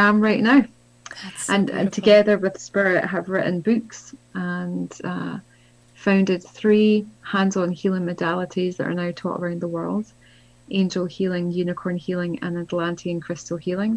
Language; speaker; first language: English; native; English